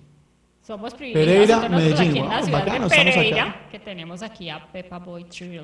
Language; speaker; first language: Spanish; native; Spanish